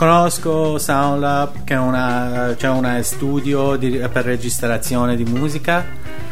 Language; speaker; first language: Italian; non-native, learner; Persian